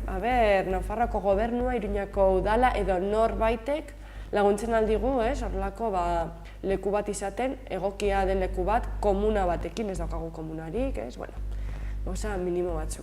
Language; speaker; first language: Basque; native; Basque